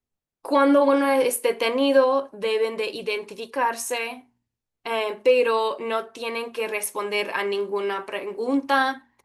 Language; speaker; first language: Spanish; early bilingual, heritage; Spanish